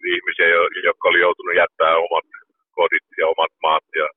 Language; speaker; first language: Finnish; early bilingual, heritage; Finnish